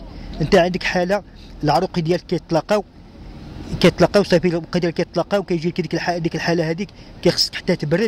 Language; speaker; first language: Arabic; native; Arabic